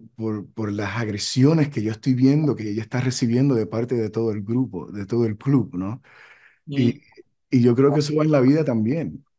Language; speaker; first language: Spanish; native; Spanish